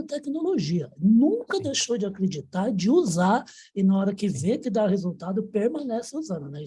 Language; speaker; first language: Portuguese; native; Portuguese